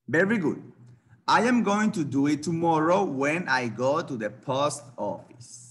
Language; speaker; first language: English; non-native, fluent; Spanish